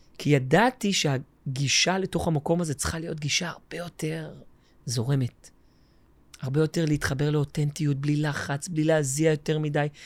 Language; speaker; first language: Hebrew; native; Hebrew